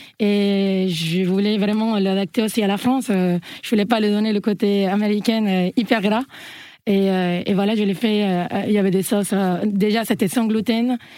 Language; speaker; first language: French; non-native, fluent; Spanish